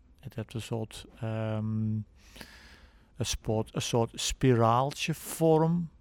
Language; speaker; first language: Dutch; non-native, fluent; English